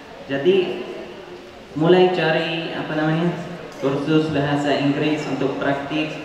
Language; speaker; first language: Indonesian; non-native, fluent; Arabic